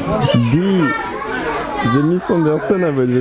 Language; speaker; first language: English; non-native, learner; French